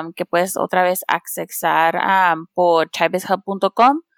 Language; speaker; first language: Spanish; early bilingual, heritage; Spanish